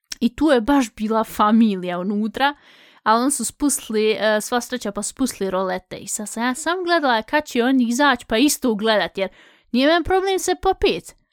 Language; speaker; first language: Bosnian; early bilingual, heritage; Bosnian